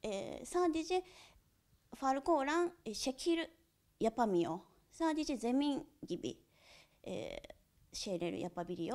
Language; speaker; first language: Turkish; non-native, learner; Japanese